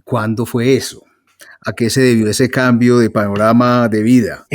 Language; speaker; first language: Spanish; native; Spanish